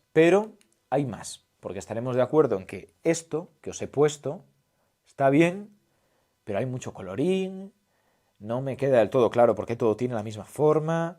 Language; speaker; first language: Spanish; native; Spanish